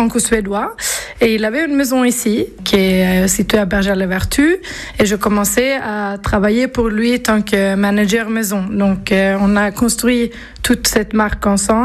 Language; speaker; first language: French; non-native, fluent; Swedish